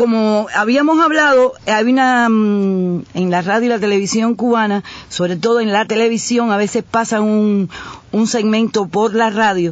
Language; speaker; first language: Spanish; native; Spanish